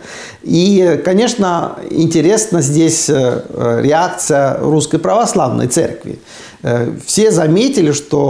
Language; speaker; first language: Russian; non-native, fluent; Estonian